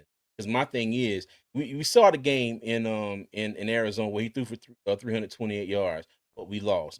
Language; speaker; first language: English; native; English